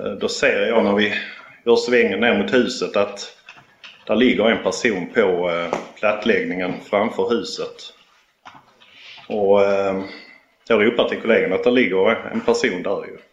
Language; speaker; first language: Swedish; native; Swedish